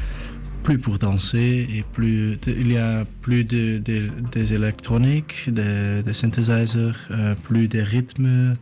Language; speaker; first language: French; non-native, fluent; Dutch